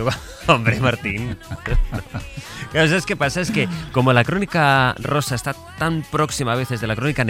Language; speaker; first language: Spanish; native; Spanish